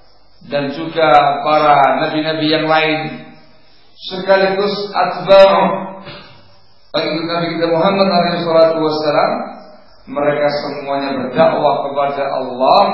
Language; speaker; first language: Indonesian; native; Indonesian